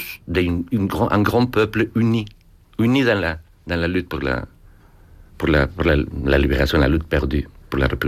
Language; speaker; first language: French; non-native, fluent; Spanish